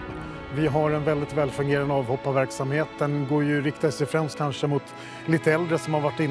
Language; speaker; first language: Swedish; native; Swedish